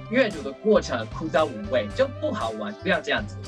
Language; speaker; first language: Chinese; non-native, fluent; English